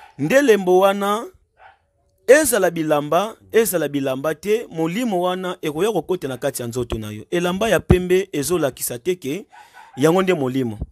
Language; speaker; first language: Lingala; non-native, local second language; Kongo